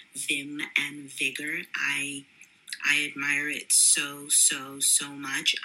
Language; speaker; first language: English; native; English